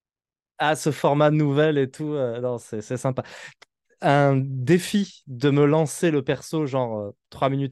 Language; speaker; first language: French; native; French